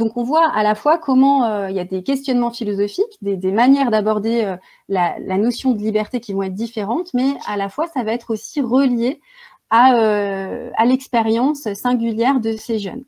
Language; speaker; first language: French; native; French